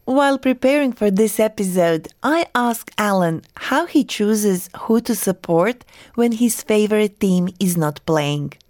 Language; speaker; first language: English; non-native, fluent; Croatian